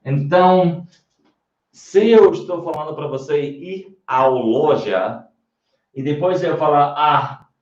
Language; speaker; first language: Portuguese; non-native, fluent; English